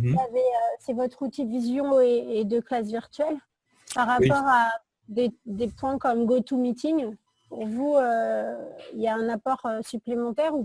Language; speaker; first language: French; native; French